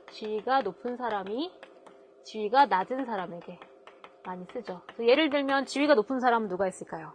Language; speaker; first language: Korean; native; Korean